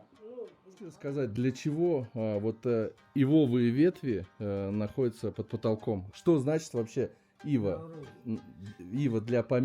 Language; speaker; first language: Russian; native; Russian